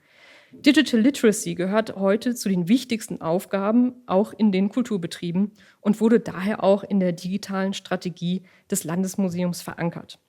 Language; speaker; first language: German; native; German